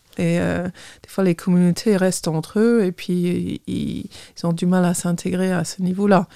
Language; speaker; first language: French; non-native, fluent; English